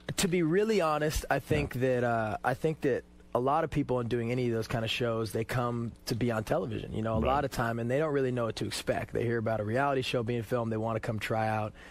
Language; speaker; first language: English; native; English